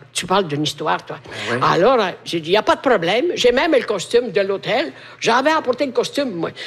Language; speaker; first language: French; non-native, fluent; Italian